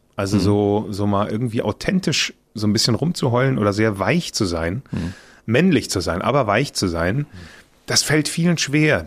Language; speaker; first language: German; native; German